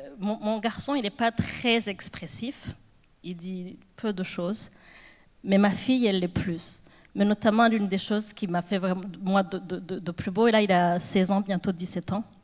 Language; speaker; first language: French; non-native, local second language; Kinyarwanda